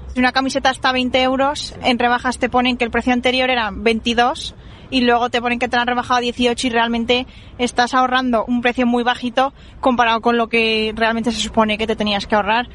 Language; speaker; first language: Spanish; native; Spanish